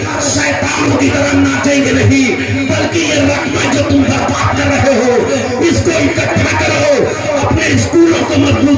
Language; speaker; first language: Hindi; native; Hindi